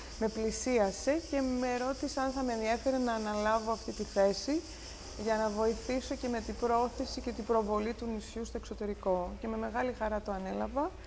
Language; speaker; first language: Greek; early bilingual, heritage; Greek